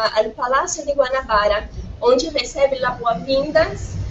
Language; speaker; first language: Italian; non-native, learner; Portuguese